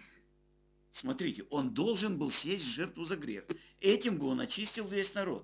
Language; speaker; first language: Russian; native; Russian